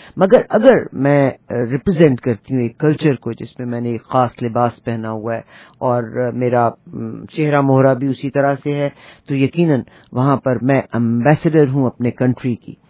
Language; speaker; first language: Urdu; native; Urdu